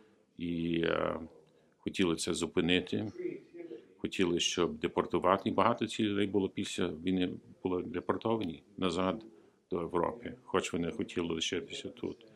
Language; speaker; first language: Ukrainian; early bilingual, heritage; Ukrainian